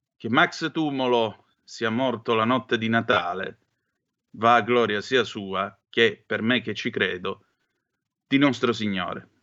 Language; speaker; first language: Italian; native; Italian